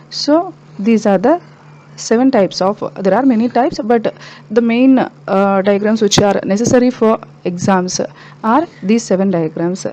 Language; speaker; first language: English; non-native, local second language; Telugu